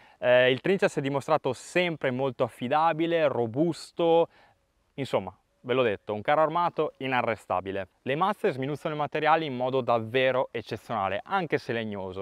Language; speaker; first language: Italian; native; Italian